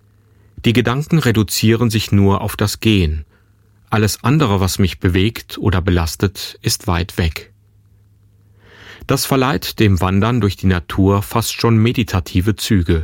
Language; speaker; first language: German; native; German